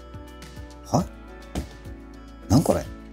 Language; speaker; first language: Japanese; native; Japanese